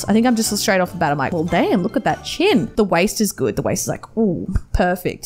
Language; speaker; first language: English; native; English